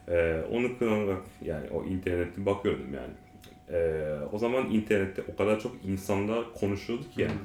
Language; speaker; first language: Turkish; non-native, learner; Japanese